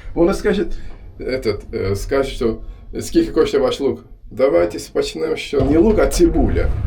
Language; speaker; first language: Russian; non-native, learner; Turkish